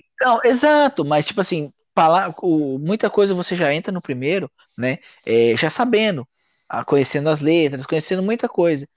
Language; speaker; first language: Portuguese; native; Portuguese